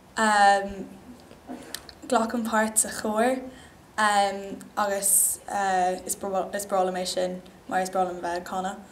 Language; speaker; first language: Irish; non-native, local second language; English